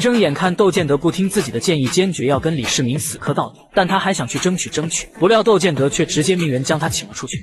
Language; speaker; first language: Chinese; native; Chinese